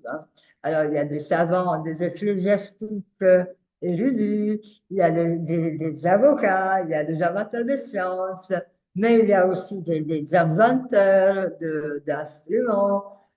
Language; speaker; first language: French; non-native, fluent; Italian